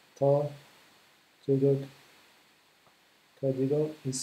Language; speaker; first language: Korean; non-native, learner; English